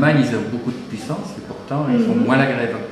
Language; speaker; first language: French; native; French